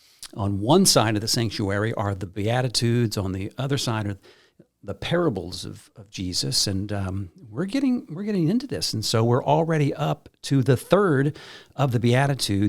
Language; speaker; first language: English; native; English